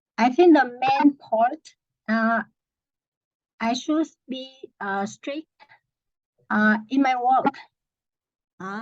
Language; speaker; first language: English; non-native, learner; Vietnamese